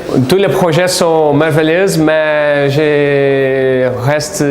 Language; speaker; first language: French; non-native, fluent; Portuguese